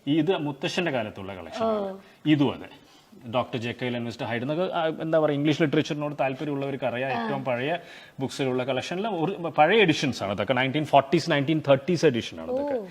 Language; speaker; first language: Malayalam; non-native, local second language; Kannada